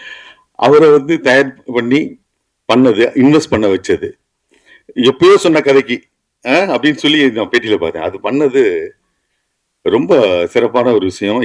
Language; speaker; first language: Tamil; native; Tamil